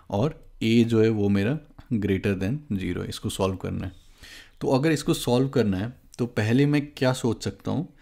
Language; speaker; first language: Hindi; native; Hindi